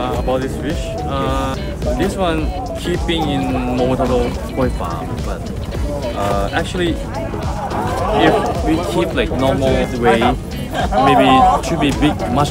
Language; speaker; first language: English; non-native, learner; Japanese